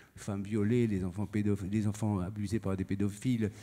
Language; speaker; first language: French; native; French